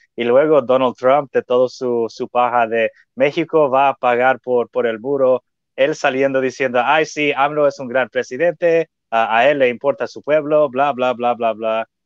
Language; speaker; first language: Spanish; non-native, fluent; English